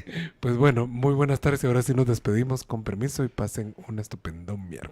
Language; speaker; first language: Spanish; native; Spanish